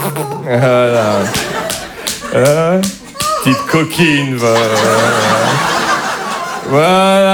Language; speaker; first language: French; native; French